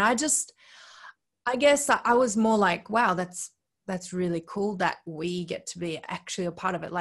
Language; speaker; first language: English; early bilingual, other home language; Korean